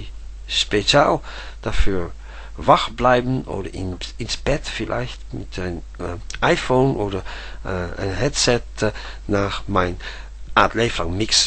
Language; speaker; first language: German; non-native, fluent; Dutch